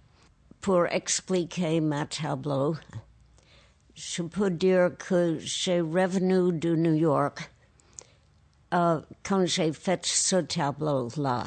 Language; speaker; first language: French; non-native, fluent; English